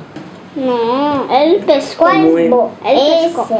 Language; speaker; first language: Spanish; non-native, learner; Russian